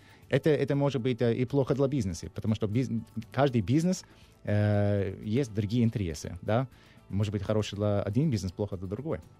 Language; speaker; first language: Russian; non-native, learner; English